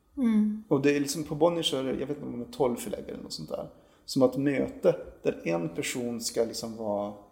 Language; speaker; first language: Swedish; native; Swedish